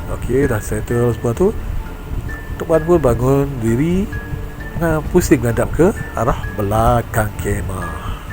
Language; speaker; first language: Malay; native; Malay